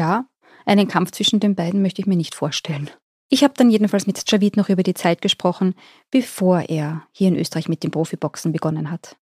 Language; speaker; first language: German; native; German